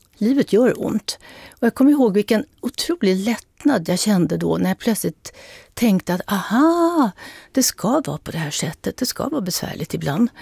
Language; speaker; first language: Swedish; early bilingual, heritage; Swedish